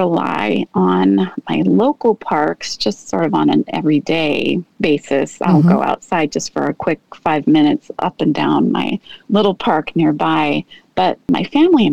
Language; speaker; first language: English; native; English